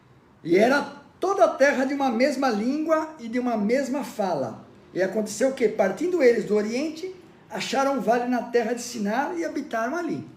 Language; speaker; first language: Portuguese; native; Portuguese